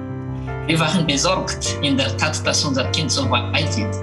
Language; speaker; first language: German; non-native, fluent; Malagasy